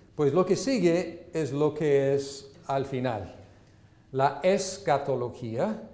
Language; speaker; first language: Spanish; non-native, fluent; English